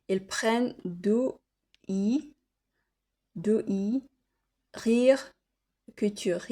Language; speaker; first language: French; non-native, learner; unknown